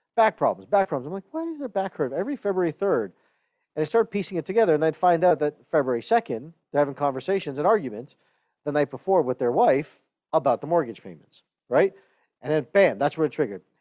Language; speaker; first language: English; early bilingual, other home language; Hindi